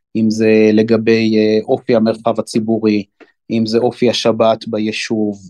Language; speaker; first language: Hebrew; native; Hebrew